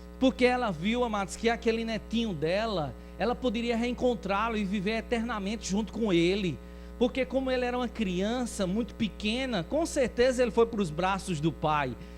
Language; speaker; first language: Portuguese; native; Portuguese